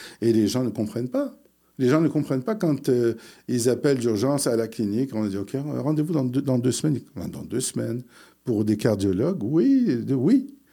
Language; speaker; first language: French; early bilingual, other home language; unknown